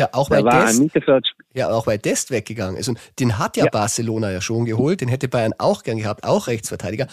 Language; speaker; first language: German; native; German